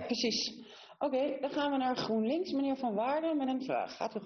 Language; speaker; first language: Dutch; native; Dutch